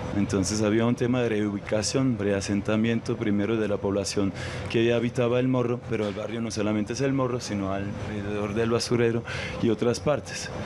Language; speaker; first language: Spanish; non-native, fluent; German